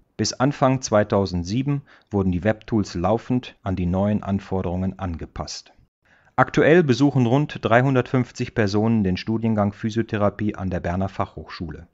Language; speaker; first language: German; native; German